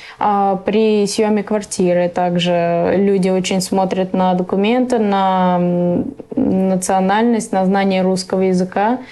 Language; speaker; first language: Russian; early bilingual, other home language; Persian